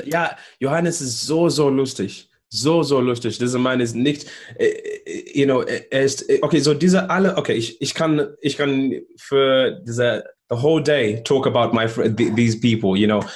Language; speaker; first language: German; non-native, learner; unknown